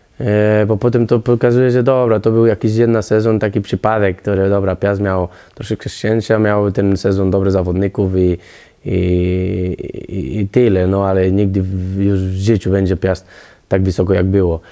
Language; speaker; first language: Polish; non-native, learner; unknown